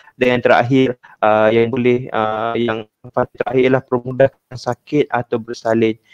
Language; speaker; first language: Malay; native; Malay